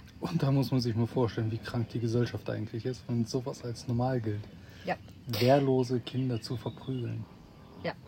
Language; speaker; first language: German; native; German